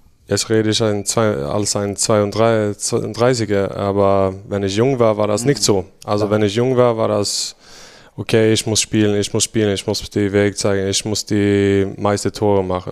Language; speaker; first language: German; non-native, fluent; Swedish